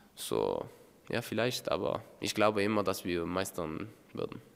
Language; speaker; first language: German; non-native, learner; Norwegian